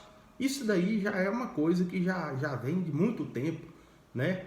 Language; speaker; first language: Portuguese; native; Portuguese